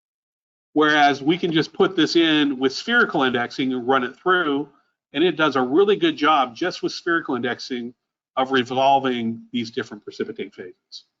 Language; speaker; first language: English; native; English